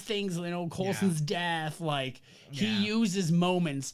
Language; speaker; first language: English; native; English